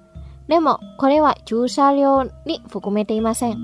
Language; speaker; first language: Japanese; non-native, fluent; Indonesian